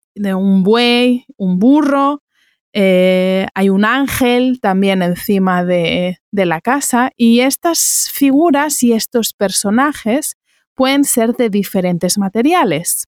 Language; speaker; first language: Spanish; native; Spanish